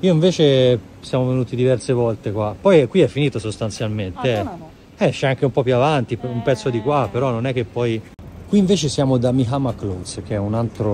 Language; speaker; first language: Italian; native; Italian